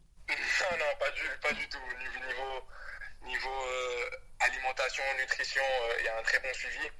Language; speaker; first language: French; early bilingual, other home language; Wolof